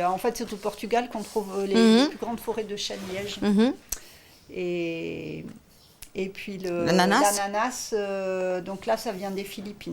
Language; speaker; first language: French; native; French